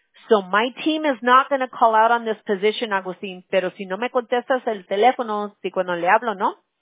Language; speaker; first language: English; early bilingual, other home language; Spanish